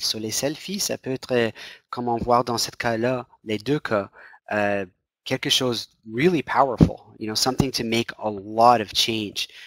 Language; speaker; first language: French; non-native, fluent; English